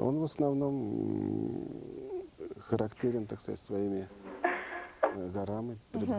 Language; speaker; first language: Russian; native; Russian